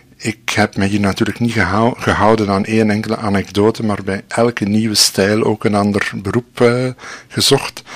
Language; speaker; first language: Dutch; native; Dutch